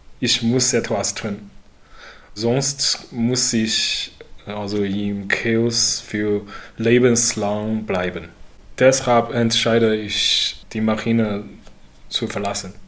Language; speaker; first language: German; non-native, learner; Chinese